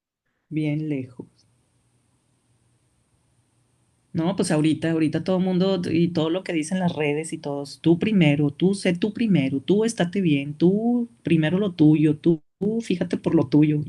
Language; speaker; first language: Spanish; native; Spanish